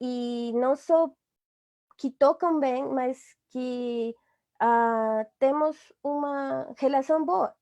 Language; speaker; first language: Portuguese; non-native, fluent; Spanish